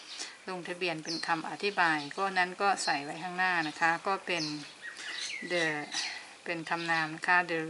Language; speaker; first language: Thai; native; Thai